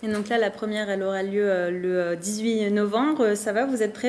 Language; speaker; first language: French; native; French